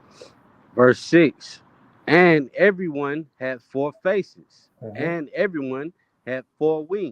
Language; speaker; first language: English; native; English